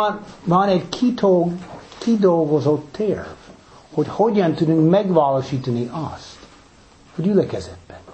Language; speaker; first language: Hungarian; non-native, fluent; English